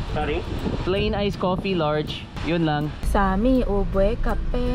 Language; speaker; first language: English; native; English